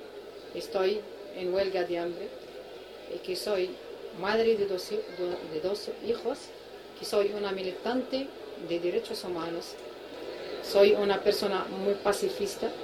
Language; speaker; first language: Spanish; non-native, fluent; Arabic